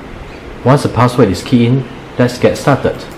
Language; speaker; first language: English; native; English